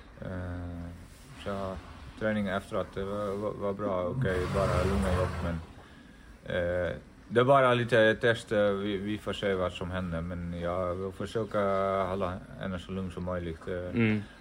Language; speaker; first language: Swedish; non-native, fluent; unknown